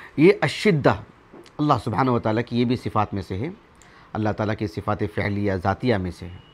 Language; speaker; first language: Urdu; native; Urdu